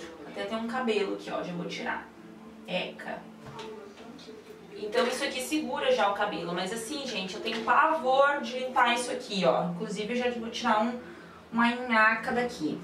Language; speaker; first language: Portuguese; native; Portuguese